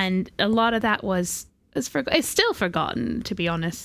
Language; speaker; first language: English; native; English